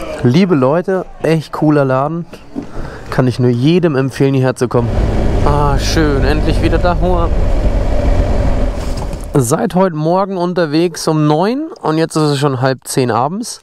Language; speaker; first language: German; native; German